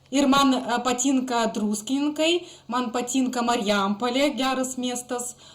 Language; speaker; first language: Lithuanian; non-native, learner; Russian